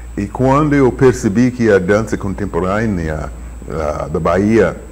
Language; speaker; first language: Portuguese; non-native, fluent; English